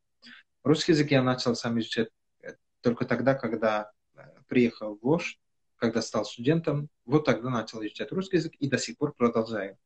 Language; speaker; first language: Russian; non-native, fluent; Kyrgyz